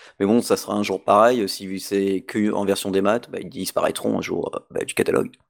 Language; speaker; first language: French; native; French